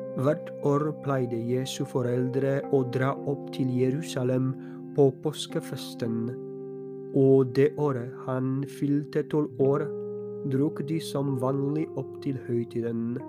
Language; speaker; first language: Norwegian; non-native, fluent; Polish